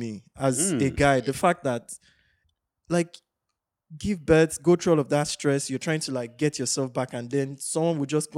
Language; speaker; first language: English; non-native, local second language; Yoruba